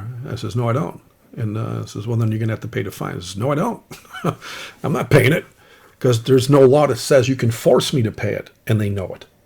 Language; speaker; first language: English; native; English